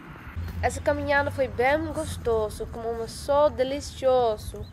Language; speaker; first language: Portuguese; non-native, learner; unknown